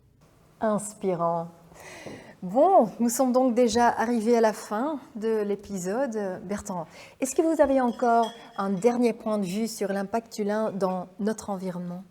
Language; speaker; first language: French; non-native, local second language; Dutch